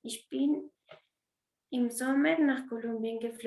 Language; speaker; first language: German; non-native, fluent; Spanish